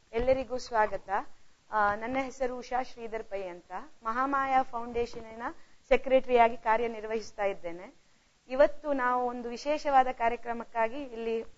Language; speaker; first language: Kannada; non-native, local second language; Konkani